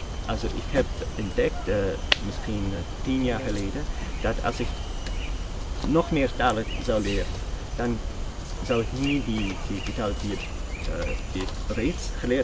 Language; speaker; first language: Dutch; non-native, learner; English